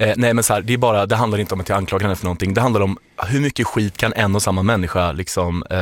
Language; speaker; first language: Swedish; native; Swedish